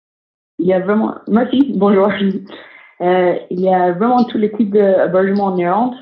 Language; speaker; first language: French; non-native, fluent; English